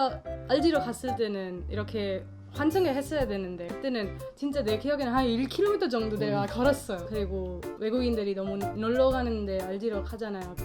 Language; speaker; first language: Korean; non-native, fluent; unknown